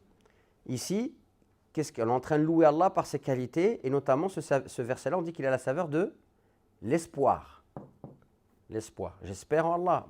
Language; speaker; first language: French; native; French